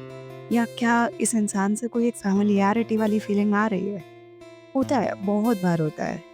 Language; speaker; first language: Hindi; native; Hindi